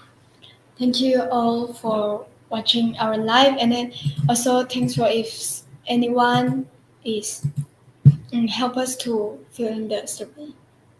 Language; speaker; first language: English; non-native, local second language; Chinese